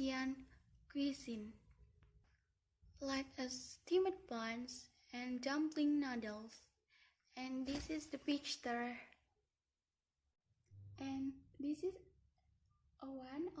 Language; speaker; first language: English; non-native, learner; Indonesian